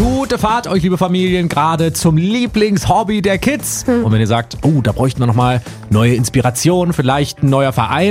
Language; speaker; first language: German; native; German